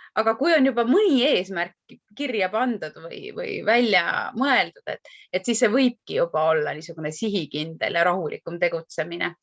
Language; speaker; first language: Estonian; native; Estonian